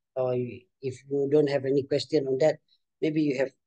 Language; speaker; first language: English; non-native, local second language; Malay